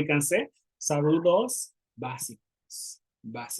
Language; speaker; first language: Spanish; non-native, learner; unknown